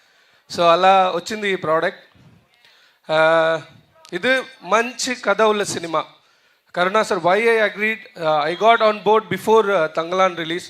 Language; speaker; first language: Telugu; non-native, learner; Tamil